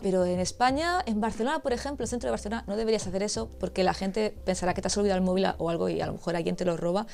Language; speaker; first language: Spanish; native; Spanish